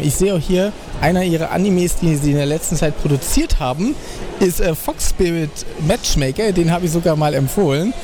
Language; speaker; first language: German; native; German